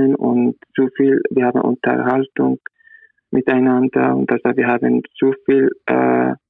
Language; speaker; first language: German; non-native, learner; Arabic